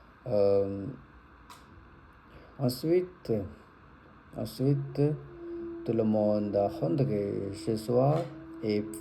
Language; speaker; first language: French; non-native, learner; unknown